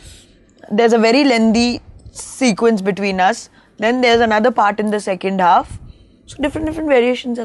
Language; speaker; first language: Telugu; non-native, learner; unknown